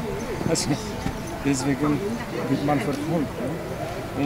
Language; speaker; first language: German; non-native, fluent; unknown